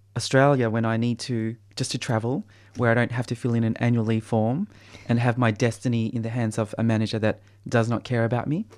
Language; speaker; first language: English; native; English